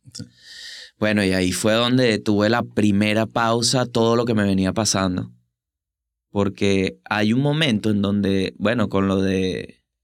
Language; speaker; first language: Spanish; native; Spanish